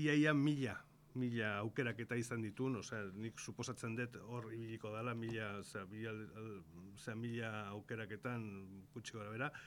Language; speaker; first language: Basque; non-native, local second language; Spanish